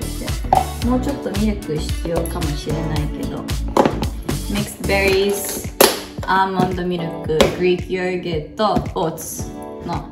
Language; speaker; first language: Japanese; early bilingual, heritage; Japanese